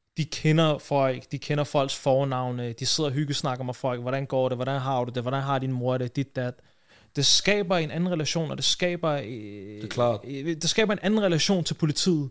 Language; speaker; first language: Danish; early bilingual, other home language; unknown